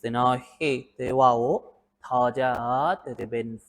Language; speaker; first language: Vietnamese; non-native, learner; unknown